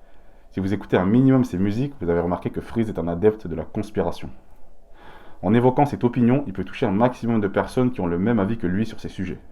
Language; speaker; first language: French; native; French